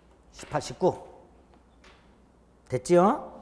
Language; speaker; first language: Korean; native; Korean